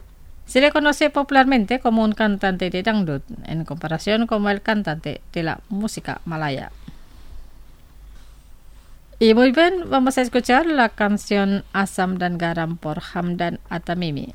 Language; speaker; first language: Spanish; non-native, fluent; Indonesian